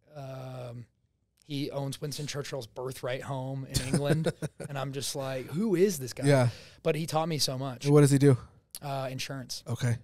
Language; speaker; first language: English; native; English